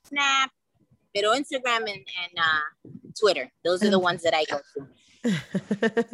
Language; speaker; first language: English; early bilingual, other home language; Spanish